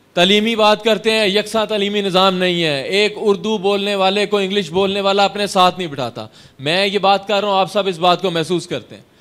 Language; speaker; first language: Urdu; non-native, local second language; Punjabi